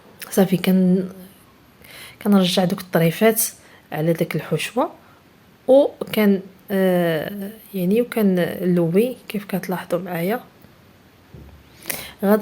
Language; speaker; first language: Arabic; native; Arabic